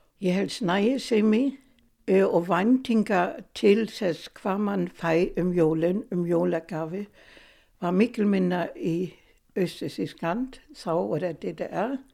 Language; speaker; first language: Icelandic; non-native, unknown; German